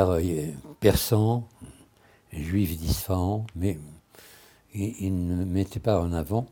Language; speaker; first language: French; early bilingual, other home language; Russian